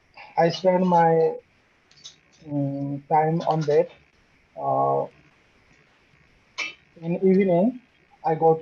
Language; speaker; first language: English; non-native, learner; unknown